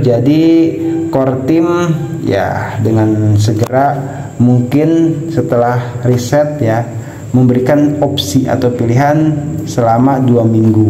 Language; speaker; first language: Indonesian; native; Indonesian